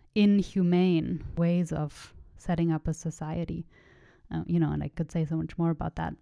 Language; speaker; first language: English; non-native, fluent; German